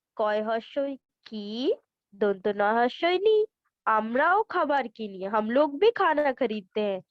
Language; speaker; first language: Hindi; non-native, local second language; Bangla